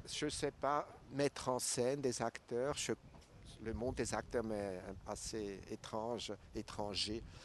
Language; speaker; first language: French; non-native, local second language; German